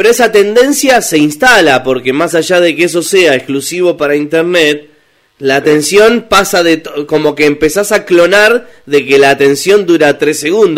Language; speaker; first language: Spanish; native; Spanish